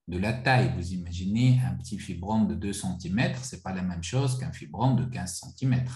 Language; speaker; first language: French; non-native, local second language; Arabic